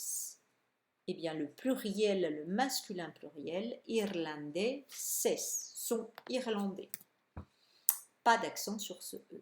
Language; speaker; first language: French; native; French